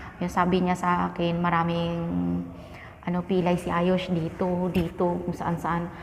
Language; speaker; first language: Filipino; non-native, local second language; Cebuano